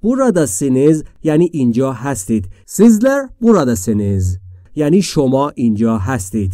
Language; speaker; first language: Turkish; non-native, fluent; Persian